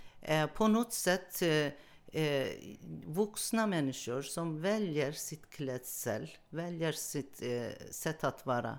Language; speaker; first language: Swedish; non-native, learner; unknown